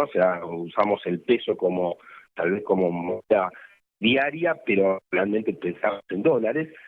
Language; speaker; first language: Spanish; native; Spanish